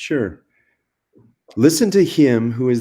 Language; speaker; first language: English; native; English